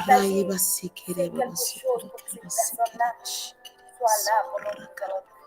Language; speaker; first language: French; non-native, local second language; Lingala